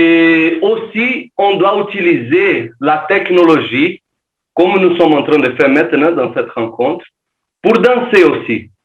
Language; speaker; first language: French; non-native, learner; Portuguese